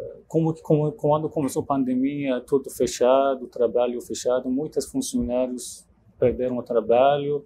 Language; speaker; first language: Portuguese; non-native, learner; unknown